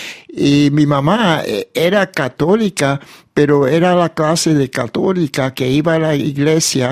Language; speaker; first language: Spanish; early bilingual, heritage; Spanish